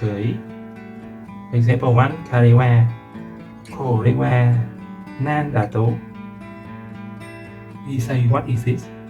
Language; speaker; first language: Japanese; non-native, learner; Vietnamese